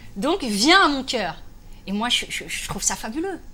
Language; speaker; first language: French; native; French